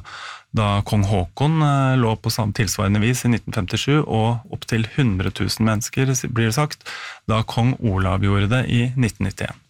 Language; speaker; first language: Norwegian; native; Norwegian